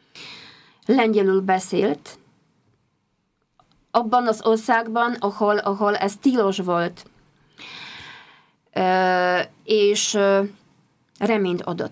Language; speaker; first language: Hungarian; non-native, fluent; Polish